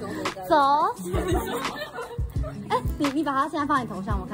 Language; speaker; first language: Chinese; native; Chinese